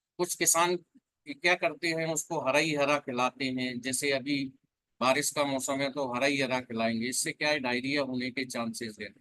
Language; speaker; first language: Hindi; native; Hindi